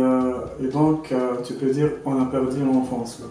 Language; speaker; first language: French; non-native, local second language; Arabic